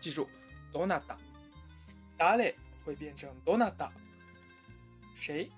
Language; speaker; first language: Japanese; non-native, fluent; Chinese